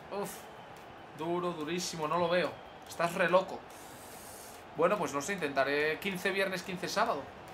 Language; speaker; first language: Spanish; native; Spanish